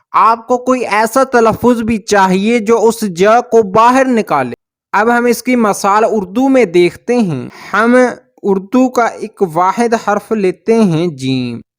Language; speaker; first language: Urdu; native; Urdu